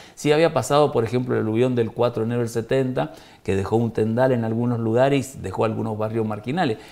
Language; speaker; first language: Spanish; native; Spanish